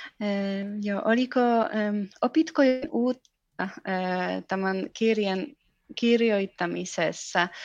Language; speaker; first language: Finnish; non-native, fluent; Polish